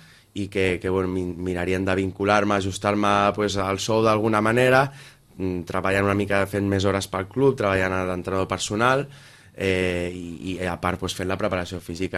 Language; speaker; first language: Catalan; native; Catalan